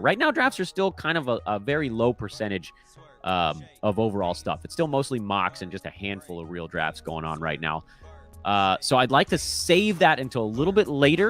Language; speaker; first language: English; native; English